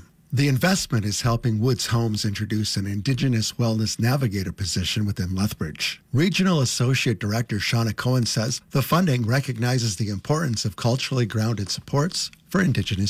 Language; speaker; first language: English; native; English